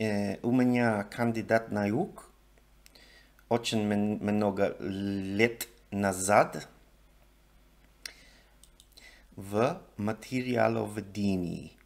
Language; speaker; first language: Russian; non-native, learner; English